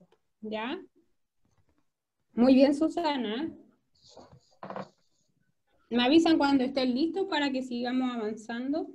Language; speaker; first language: Spanish; native; Spanish